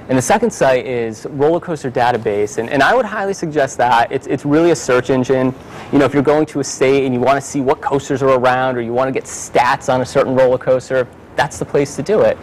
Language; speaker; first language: English; native; English